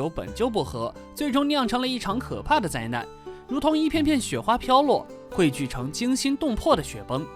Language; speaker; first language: Chinese; native; Chinese